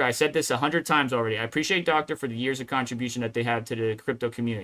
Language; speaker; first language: English; native; English